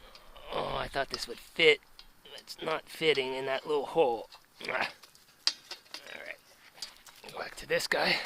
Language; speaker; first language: English; native; English